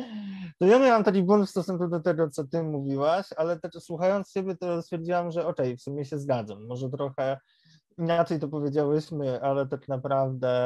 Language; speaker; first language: Polish; native; Polish